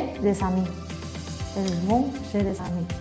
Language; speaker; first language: French; non-native, learner; Spanish